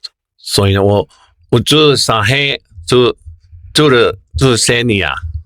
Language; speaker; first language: Chinese; non-native, learner; English